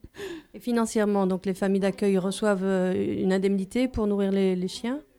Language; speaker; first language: French; native; French